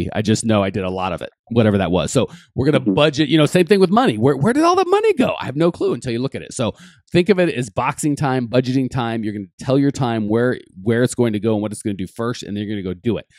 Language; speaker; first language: English; native; English